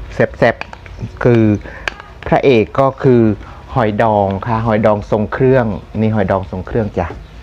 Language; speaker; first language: Thai; non-native, local second language; Khmer